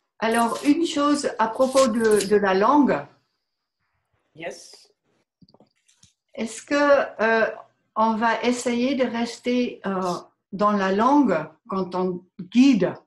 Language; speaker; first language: French; non-native, fluent; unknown